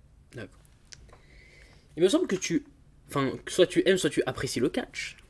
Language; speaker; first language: French; native; French